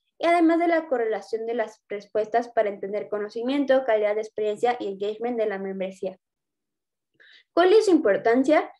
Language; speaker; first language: Spanish; native; Spanish